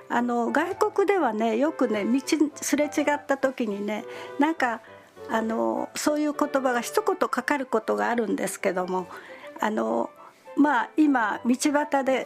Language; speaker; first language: Japanese; native; Japanese